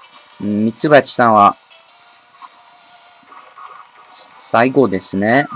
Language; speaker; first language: Japanese; non-native, learner; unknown